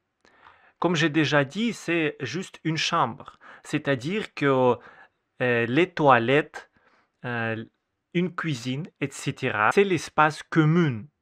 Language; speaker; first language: French; non-native, fluent; Russian